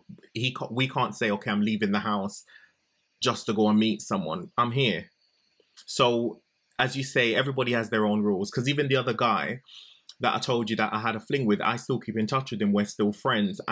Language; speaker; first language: English; native; English